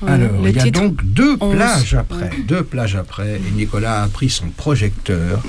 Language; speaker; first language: French; native; French